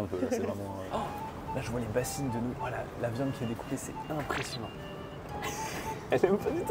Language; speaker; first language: French; native; French